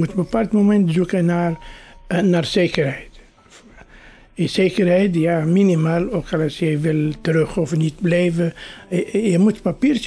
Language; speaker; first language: Dutch; non-native, fluent; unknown